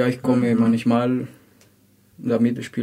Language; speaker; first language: German; non-native, learner; Spanish